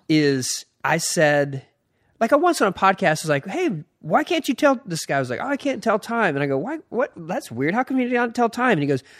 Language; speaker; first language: English; native; English